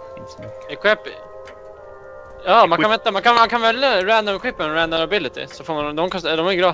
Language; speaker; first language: Swedish; native; Swedish